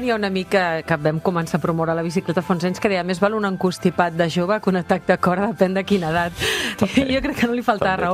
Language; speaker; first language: Catalan; native; Catalan